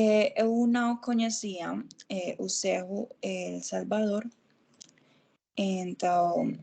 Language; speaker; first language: Portuguese; non-native, learner; Spanish